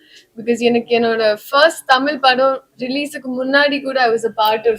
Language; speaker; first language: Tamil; non-native, learner; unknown